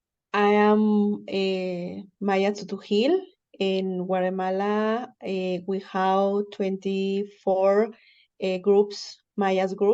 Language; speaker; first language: English; non-native, learner; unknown